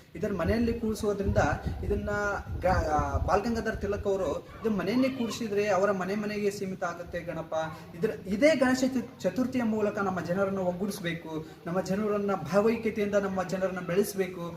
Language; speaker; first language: Kannada; native; Kannada